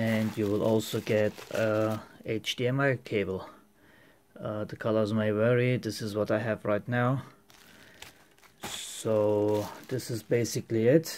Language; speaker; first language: English; non-native, fluent; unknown